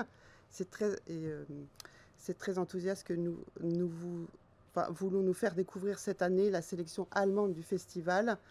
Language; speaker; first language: French; native; French